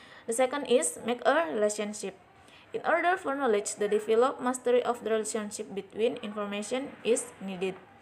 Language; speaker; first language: English; non-native, learner; Indonesian